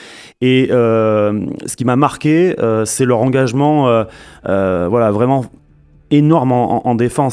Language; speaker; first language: French; native; French